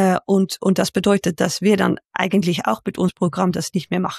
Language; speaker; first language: German; non-native, fluent; Dutch